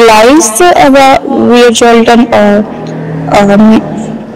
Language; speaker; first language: German; non-native, learner; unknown